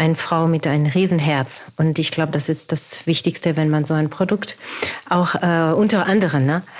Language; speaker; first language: German; non-native, fluent; French